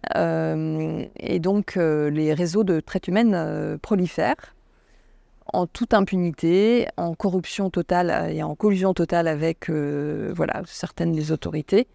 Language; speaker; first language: French; native; French